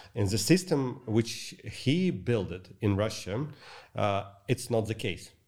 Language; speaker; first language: English; non-native, learner; Ukrainian